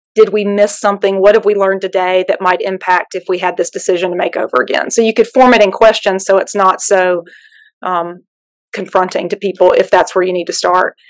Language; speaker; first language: English; native; English